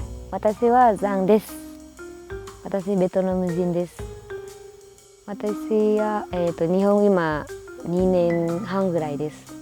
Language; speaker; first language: Japanese; non-native, learner; Vietnamese